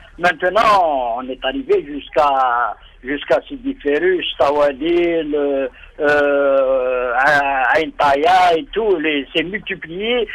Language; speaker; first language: French; non-native, local second language; Arabic